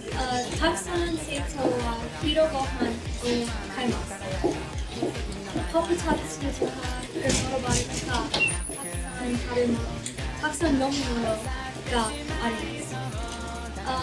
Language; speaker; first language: Japanese; non-native, learner; English